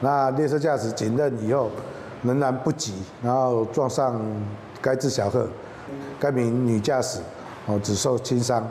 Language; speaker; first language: Chinese; native; Chinese